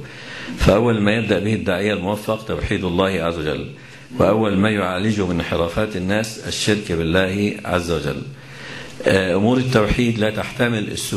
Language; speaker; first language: Arabic; native; Arabic